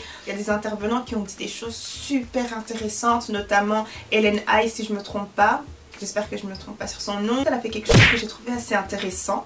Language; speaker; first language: French; early bilingual, other home language; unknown